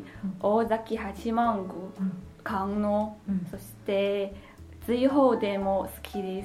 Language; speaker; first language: Japanese; non-native, fluent; Chinese